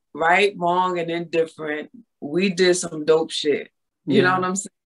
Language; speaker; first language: English; native; English